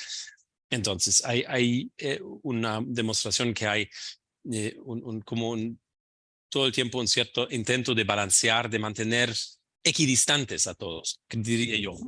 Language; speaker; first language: Spanish; non-native, fluent; German